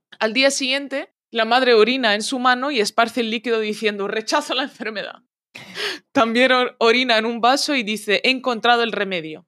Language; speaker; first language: Spanish; early bilingual, other home language; Arabic